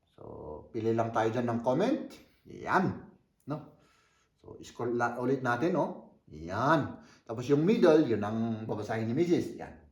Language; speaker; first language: Filipino; non-native, fluent; German